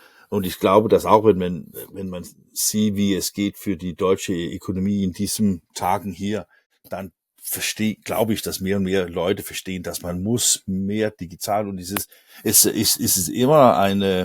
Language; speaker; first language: German; non-native, learner; Danish